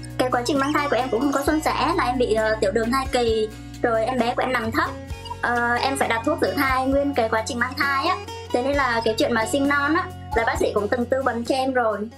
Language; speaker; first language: Vietnamese; native; Vietnamese